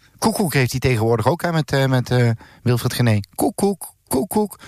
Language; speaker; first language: Dutch; non-native, local second language; Limburgish